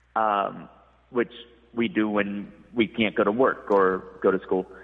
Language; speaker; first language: English; native; English